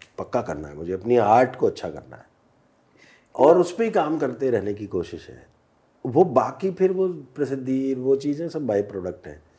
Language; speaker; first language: Hindi; native; Hindi